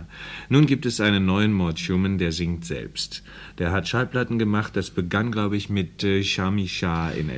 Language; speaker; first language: German; native; German